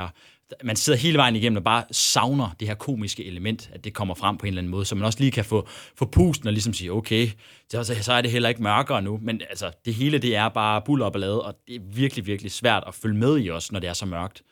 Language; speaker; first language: Danish; native; Danish